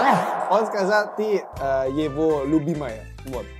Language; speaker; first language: Russian; non-native, fluent; Indonesian